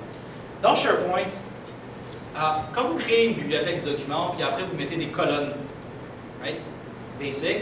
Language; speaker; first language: French; native; French